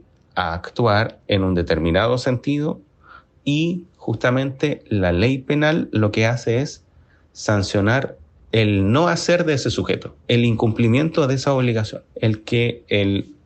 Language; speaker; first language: Spanish; native; Spanish